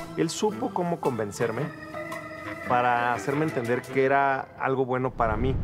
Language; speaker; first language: Spanish; native; Spanish